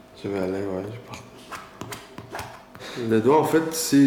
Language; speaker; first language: French; non-native, learner; Persian